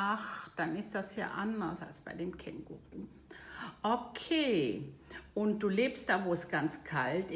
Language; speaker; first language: German; native; German